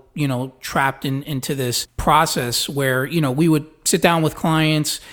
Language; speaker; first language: English; native; English